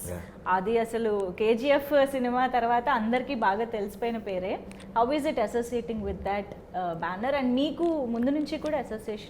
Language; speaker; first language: Telugu; native; Telugu